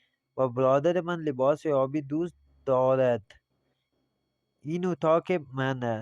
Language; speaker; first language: Persian; non-native, fluent; Urdu